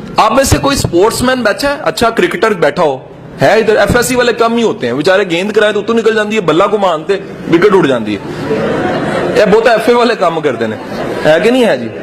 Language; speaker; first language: Urdu; non-native, local second language; Punjabi